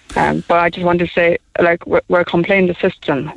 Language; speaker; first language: English; non-native, fluent; Chinese